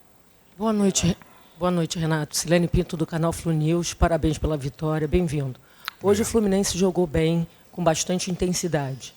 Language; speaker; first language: Portuguese; native; Portuguese